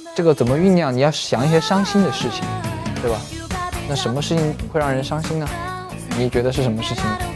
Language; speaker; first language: Chinese; native; Chinese